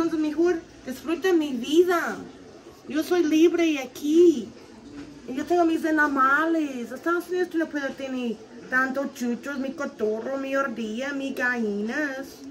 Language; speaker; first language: Spanish; non-native, learner; English